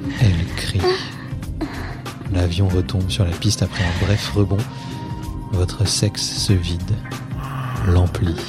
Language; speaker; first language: French; native; French